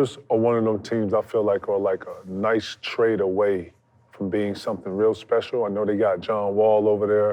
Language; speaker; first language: English; native; English